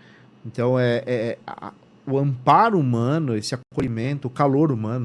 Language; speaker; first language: Portuguese; native; Portuguese